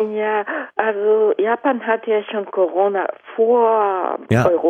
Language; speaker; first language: German; non-native, fluent; Japanese